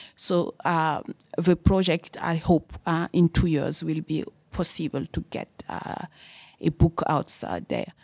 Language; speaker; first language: English; non-native, fluent; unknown